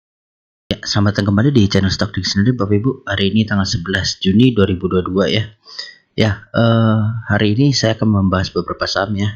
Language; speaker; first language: Indonesian; native; Indonesian